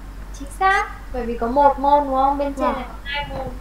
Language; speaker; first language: Vietnamese; native; Vietnamese